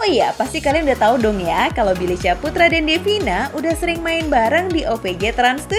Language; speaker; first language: Indonesian; native; Indonesian